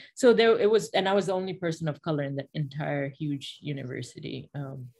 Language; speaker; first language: English; non-native, local second language; Bangla